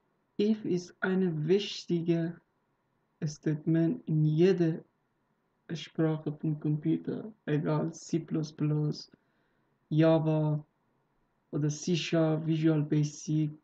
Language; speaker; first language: German; non-native, learner; Persian